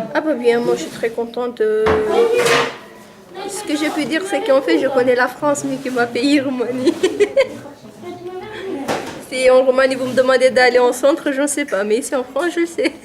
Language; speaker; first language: French; non-native, fluent; Romany